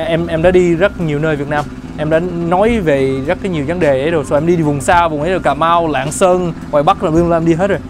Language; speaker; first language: Vietnamese; early bilingual, heritage; Vietnamese